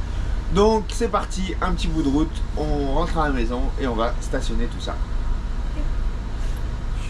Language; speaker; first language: French; native; French